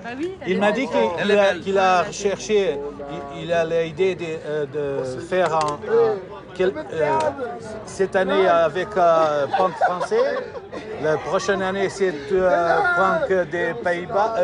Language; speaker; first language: French; non-native, learner; English